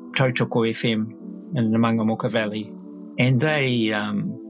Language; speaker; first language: English; native; English